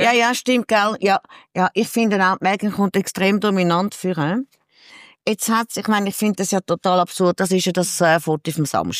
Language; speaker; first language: German; native; German